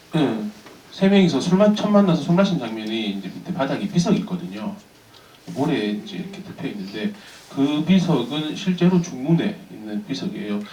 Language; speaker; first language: Korean; native; Korean